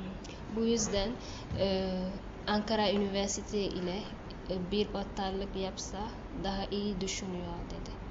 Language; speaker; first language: Turkish; non-native, learner; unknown